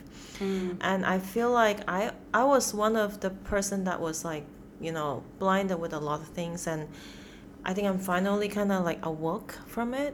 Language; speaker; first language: English; non-native, local second language; Cantonese